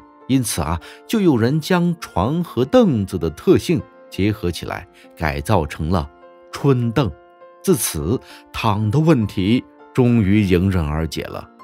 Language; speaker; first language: Chinese; native; Chinese